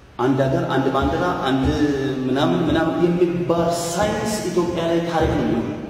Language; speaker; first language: Amharic; non-native, local second language; Oromo